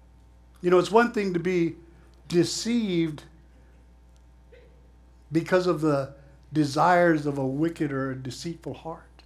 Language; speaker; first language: English; native; English